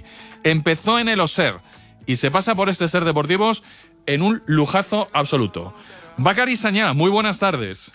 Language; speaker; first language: Spanish; native; Spanish